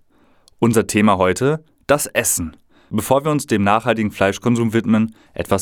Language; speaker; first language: German; native; German